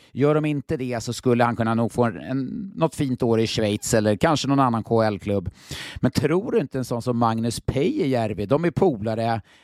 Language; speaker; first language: Swedish; native; Swedish